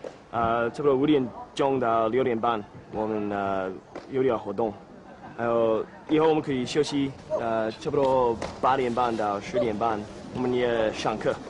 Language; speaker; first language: Chinese; non-native, learner; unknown